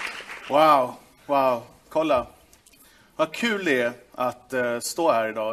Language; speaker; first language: Swedish; native; Swedish